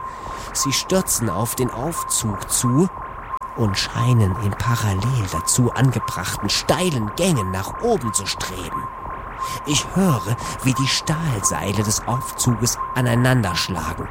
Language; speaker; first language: German; native; German